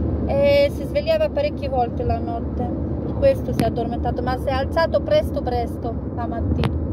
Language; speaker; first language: Italian; non-native, learner; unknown